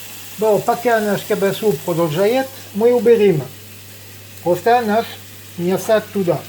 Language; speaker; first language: Russian; non-native, learner; French